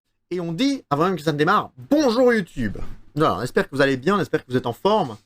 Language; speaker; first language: French; native; French